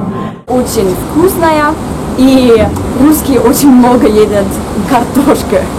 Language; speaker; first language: Russian; non-native, learner; German